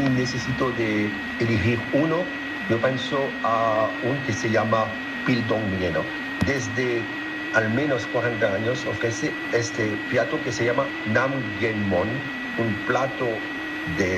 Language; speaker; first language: Spanish; non-native, fluent; French